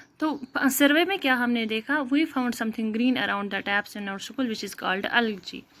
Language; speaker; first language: Urdu; non-native, local second language; Kashmiri